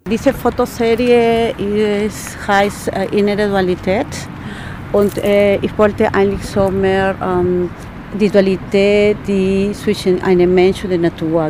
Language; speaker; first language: German; non-native, fluent; Spanish